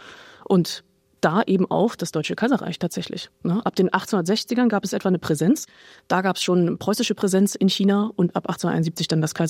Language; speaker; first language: German; native; German